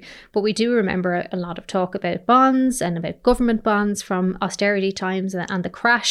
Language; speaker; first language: English; native; English